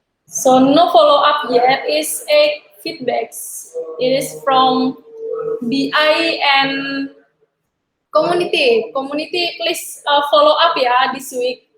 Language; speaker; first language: English; non-native, learner; Indonesian